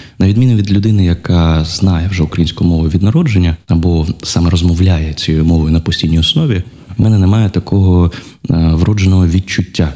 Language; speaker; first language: Ukrainian; non-native, local second language; Russian